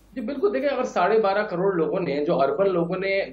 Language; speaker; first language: Hindi; native; Hindi